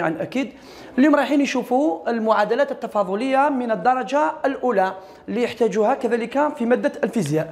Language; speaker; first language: Arabic; native; Arabic